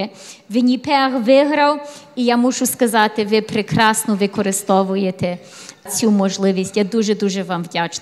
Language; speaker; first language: Ukrainian; early bilingual, heritage; English